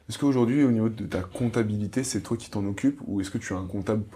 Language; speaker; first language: French; native; French